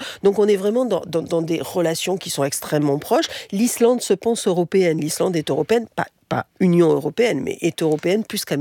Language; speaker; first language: French; native; French